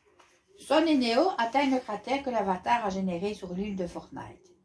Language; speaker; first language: French; native; French